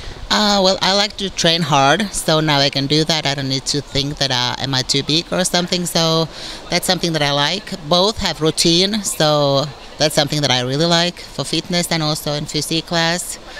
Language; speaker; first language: English; non-native, fluent; Finnish